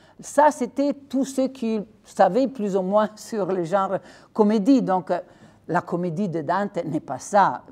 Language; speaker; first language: French; non-native, fluent; Italian